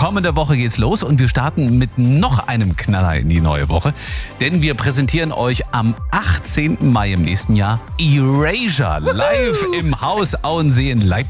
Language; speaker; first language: German; native; German